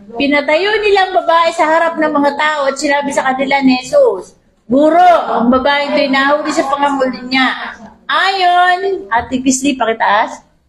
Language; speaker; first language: Filipino; native; Filipino